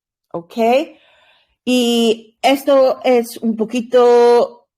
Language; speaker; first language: Spanish; non-native, learner; English